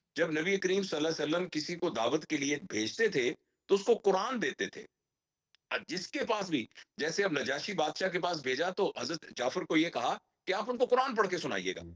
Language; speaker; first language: Urdu; non-native, local second language; Punjabi